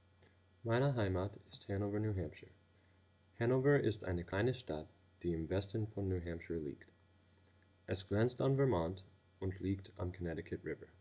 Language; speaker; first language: German; non-native, learner; English